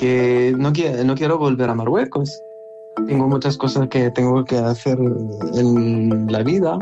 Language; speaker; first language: Spanish; non-native, learner; Arabic